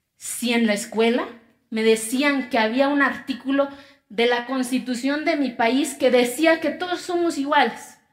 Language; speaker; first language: Spanish; non-native, local second language; Zapotec